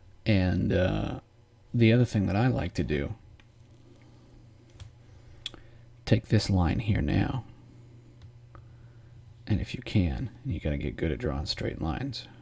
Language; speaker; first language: English; native; English